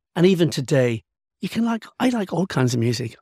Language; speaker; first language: English; native; English